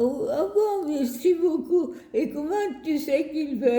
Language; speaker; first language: French; non-native, fluent; Bulgarian